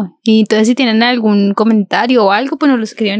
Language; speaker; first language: Spanish; native; Spanish